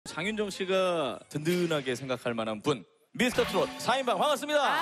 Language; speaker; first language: Korean; native; Korean